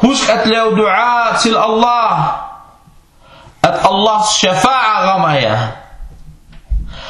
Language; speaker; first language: Danish; early bilingual, other home language; Arabic